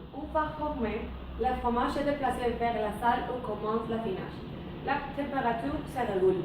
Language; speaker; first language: French; non-native, learner; Spanish